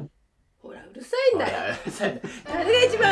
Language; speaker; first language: Japanese; native; Japanese